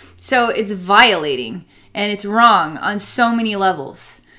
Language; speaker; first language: English; native; English